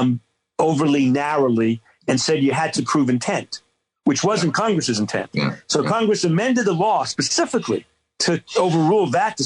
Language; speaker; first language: English; native; English